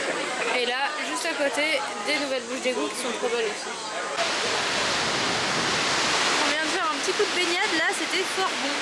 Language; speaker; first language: French; native; French